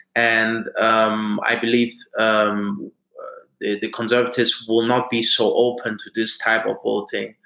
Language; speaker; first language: English; early bilingual, other home language; German